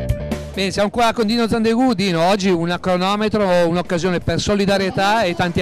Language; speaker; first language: Italian; native; Italian